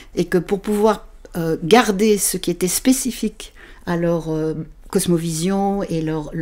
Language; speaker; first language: French; native; French